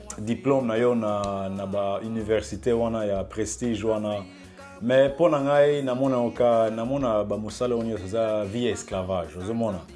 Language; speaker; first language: Lingala; early bilingual, heritage; Lingala